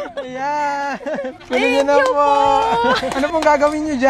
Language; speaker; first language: Filipino; native; Filipino